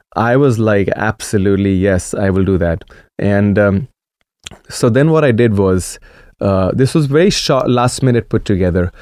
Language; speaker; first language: English; non-native, local second language; Marathi